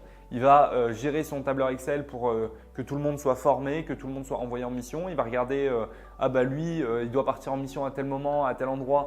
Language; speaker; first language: French; native; French